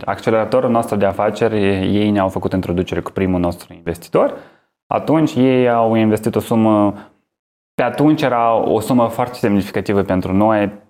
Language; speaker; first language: Romanian; native; Romanian